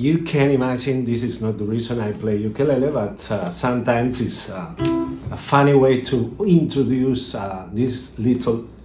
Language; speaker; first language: English; non-native, fluent; Catalan